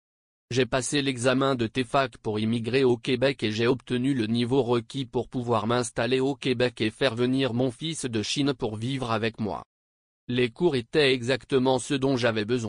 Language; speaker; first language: French; non-native, learner; Chinese